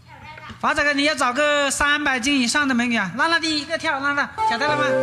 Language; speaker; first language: Chinese; native; Chinese